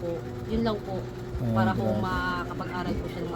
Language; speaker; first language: Filipino; native; Filipino